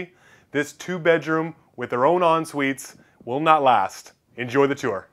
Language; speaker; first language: English; native; English